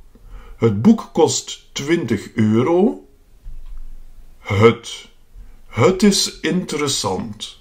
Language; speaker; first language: Dutch; non-native, fluent; Russian